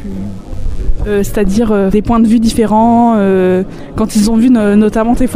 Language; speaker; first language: French; native; French